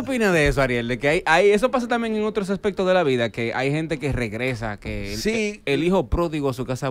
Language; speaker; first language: Spanish; native; Spanish